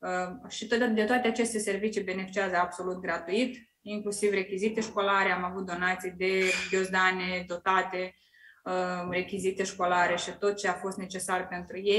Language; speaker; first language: Romanian; native; Romanian